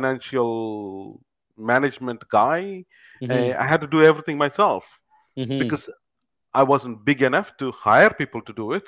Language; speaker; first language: English; non-native, local second language; Tamil